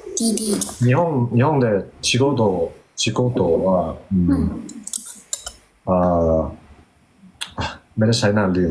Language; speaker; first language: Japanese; non-native, learner; Thai